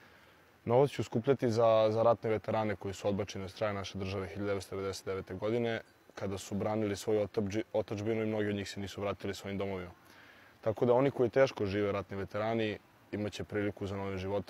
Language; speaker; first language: Serbian; native; Serbian